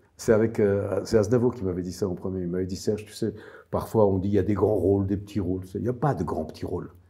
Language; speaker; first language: French; non-native, fluent; Armenian